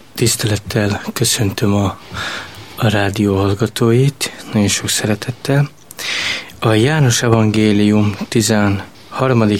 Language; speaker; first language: Hungarian; non-native, local second language; Romany